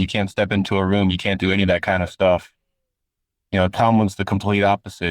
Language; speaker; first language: English; native; English